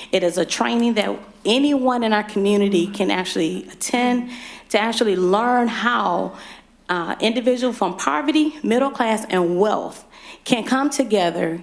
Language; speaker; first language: English; native; English